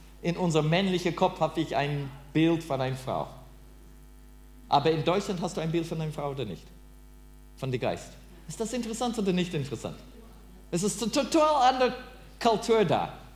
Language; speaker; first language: German; non-native, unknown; English